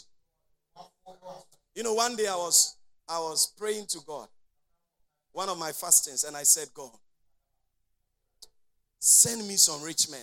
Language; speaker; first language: English; non-native, local second language; Akan